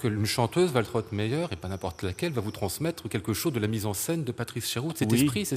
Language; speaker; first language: French; native; French